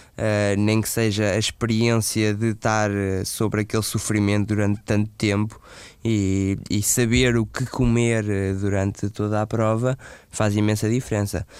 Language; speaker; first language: Portuguese; native; Portuguese